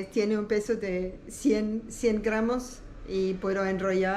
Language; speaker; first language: Spanish; non-native, learner; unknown